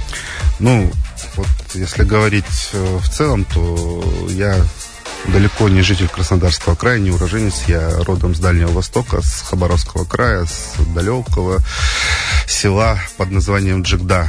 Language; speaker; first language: Russian; native; Russian